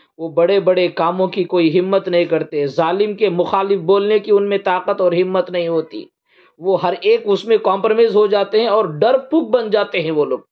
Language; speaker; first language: Urdu; native; Urdu